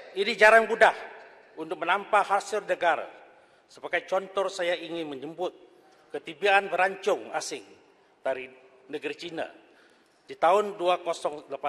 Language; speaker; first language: Malay; non-native, local second language; Chinese